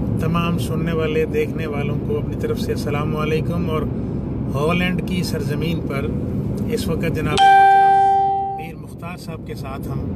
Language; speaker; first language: Urdu; native; Urdu